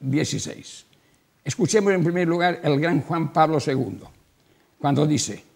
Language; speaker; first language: Spanish; non-native, local second language; Catalan